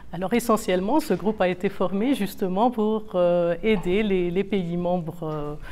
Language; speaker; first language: French; non-native, local second language; Arabic